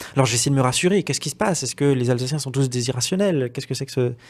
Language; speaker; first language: French; native; French